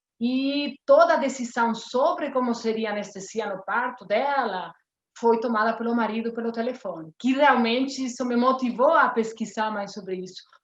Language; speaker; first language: Portuguese; non-native, fluent; Spanish